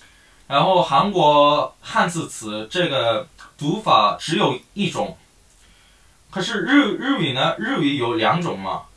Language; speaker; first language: Chinese; non-native, fluent; Korean